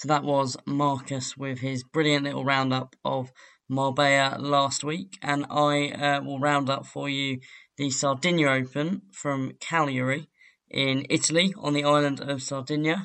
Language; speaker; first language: English; native; English